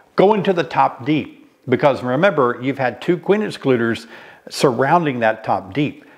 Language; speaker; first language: English; native; English